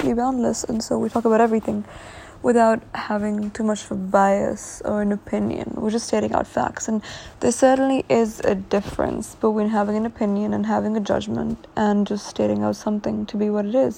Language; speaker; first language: English; non-native, local second language; Urdu